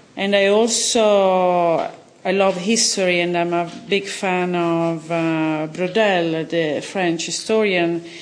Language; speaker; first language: English; non-native, fluent; Italian